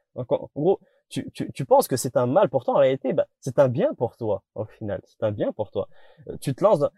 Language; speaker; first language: French; native; French